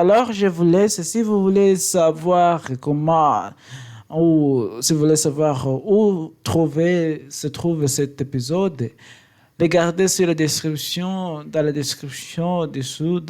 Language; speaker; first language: French; non-native, learner; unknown